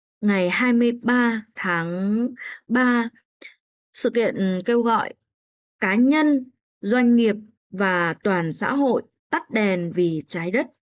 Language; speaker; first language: Vietnamese; native; Vietnamese